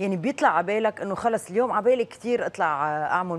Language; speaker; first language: Arabic; native; Arabic